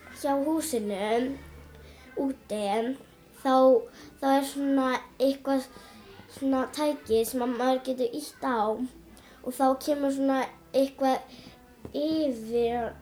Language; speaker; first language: Icelandic; early bilingual, other home language; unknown